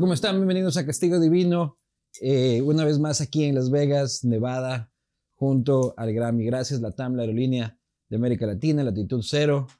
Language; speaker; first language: Spanish; native; Spanish